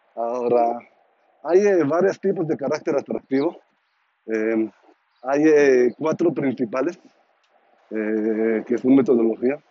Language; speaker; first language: Spanish; non-native, learner; Hebrew